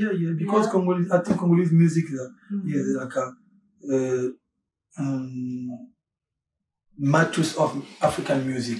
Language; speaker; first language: English; non-native, learner; French